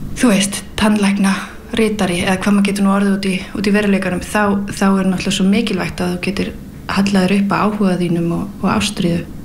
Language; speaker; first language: Icelandic; early bilingual, heritage; Icelandic